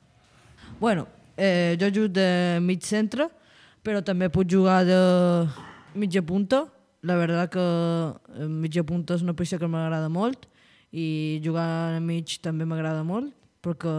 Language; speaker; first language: Catalan; non-native, local second language; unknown